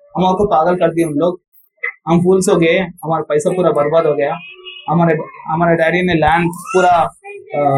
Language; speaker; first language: Hindi; non-native, local second language; Telugu